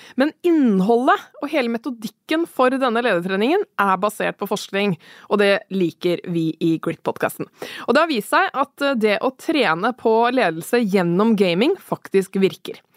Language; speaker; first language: Norwegian; native; Norwegian